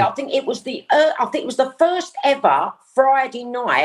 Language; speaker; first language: English; native; English